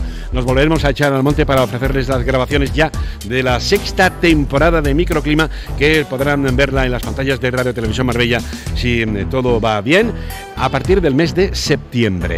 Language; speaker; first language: Spanish; native; Spanish